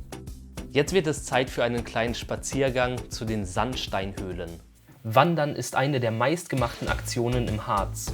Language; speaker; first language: German; native; German